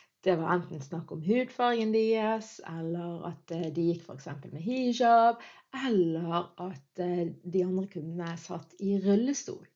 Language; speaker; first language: Norwegian; early bilingual, other home language; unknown